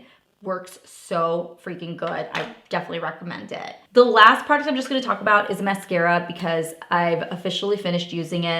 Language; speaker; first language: English; native; English